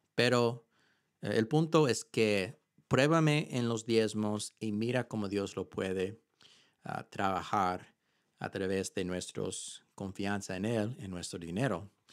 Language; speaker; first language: Spanish; early bilingual, heritage; Spanish